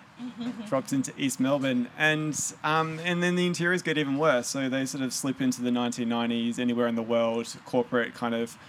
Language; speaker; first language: English; native; English